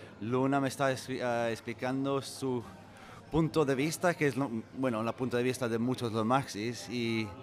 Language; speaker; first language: Spanish; non-native, fluent; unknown